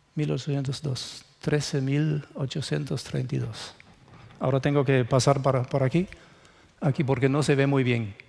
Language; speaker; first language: Spanish; non-native, fluent; German